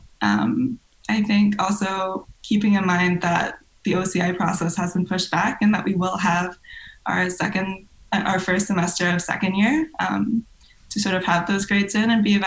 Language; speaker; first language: English; non-native, local second language; Cantonese